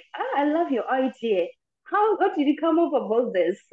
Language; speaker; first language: English; non-native, local second language; Xhosa